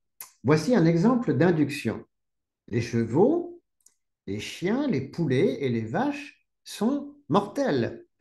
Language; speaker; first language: French; native; French